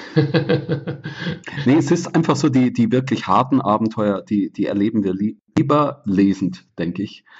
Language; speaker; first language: German; native; German